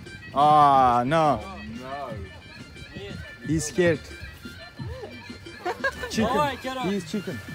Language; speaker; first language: English; non-native, learner; Turkish